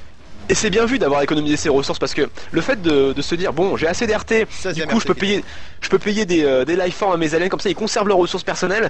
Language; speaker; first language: French; native; French